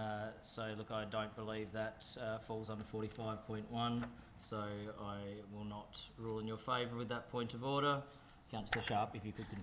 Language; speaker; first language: English; native; English